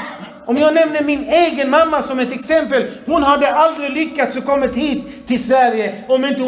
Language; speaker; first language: Swedish; early bilingual, other home language; Arabic